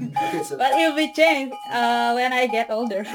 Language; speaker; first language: English; non-native, learner; Indonesian